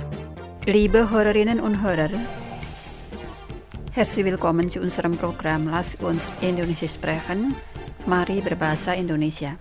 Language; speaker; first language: German; non-native, fluent; Indonesian